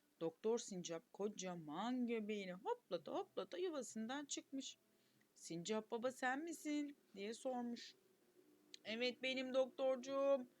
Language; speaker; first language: Turkish; native; Turkish